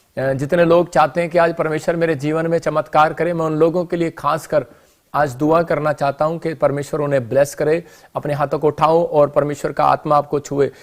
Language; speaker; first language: Hindi; non-native, local second language; Punjabi